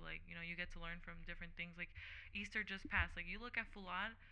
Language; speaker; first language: English; early bilingual, other home language; Portuguese